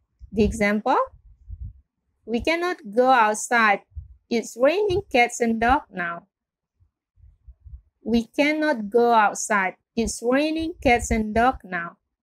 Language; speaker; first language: English; non-native, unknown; Indonesian